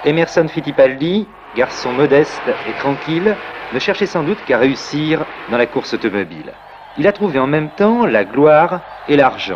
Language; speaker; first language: French; native; French